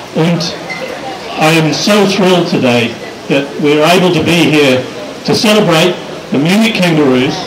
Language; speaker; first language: English; native; English